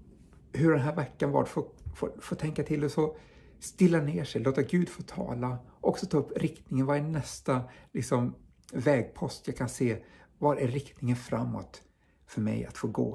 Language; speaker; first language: Swedish; native; Swedish